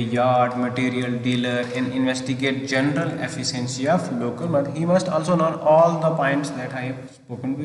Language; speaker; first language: English; non-native, local second language; Hindi